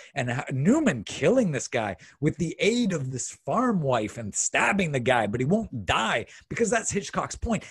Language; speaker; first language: English; native; English